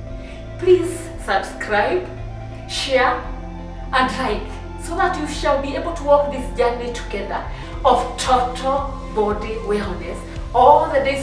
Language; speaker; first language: English; non-native, local second language; Swahili